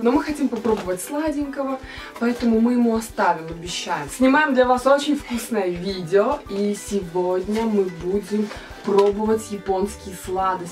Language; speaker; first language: Russian; native; Russian